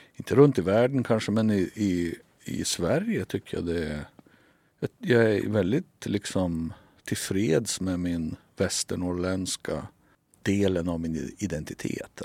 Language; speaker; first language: Swedish; native; Swedish